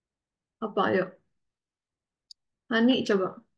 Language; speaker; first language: Indonesian; native; Indonesian